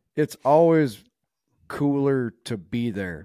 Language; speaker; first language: English; native; English